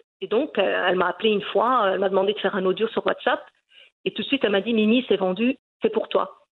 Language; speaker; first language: French; early bilingual, other home language; Riffian